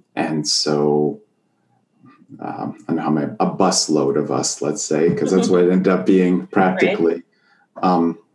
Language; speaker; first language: English; native; English